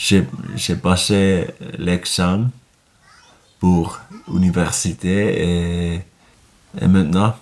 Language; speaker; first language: French; non-native, learner; Finnish